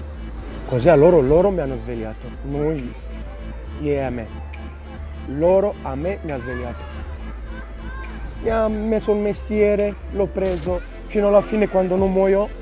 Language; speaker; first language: Italian; non-native, learner; Romanian